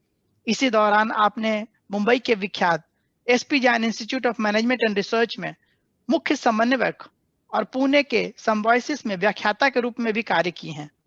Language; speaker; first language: Hindi; native; Hindi